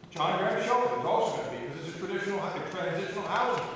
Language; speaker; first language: English; native; English